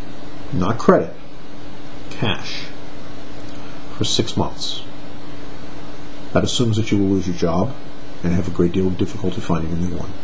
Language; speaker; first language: English; native; English